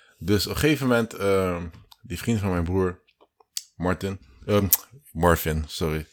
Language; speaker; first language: Dutch; early bilingual, other home language; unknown